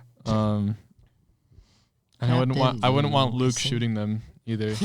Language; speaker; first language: English; native; English